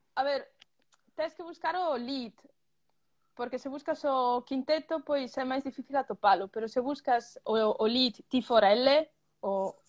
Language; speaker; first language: Galician; early bilingual, other home language; Spanish